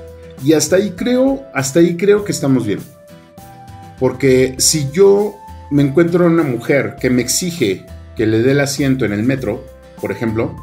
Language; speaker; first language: Spanish; native; Spanish